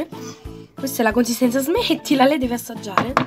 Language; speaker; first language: Italian; native; Italian